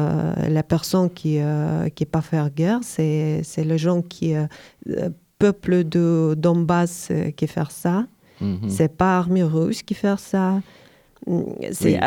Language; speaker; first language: French; non-native, learner; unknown